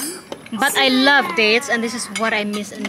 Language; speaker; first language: English; non-native, local second language; Cebuano